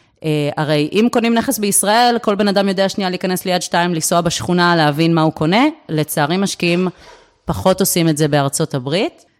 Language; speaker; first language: Hebrew; native; Hebrew